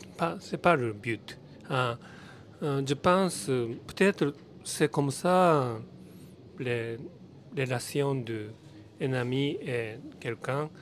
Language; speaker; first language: French; non-native, learner; Japanese